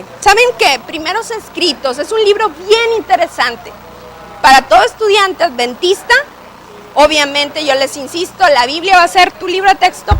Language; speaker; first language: Spanish; native; Spanish